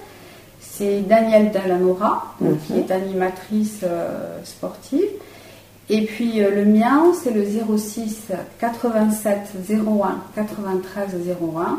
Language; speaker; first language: French; native; French